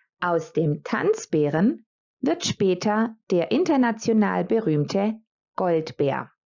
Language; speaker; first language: German; non-native, fluent; Croatian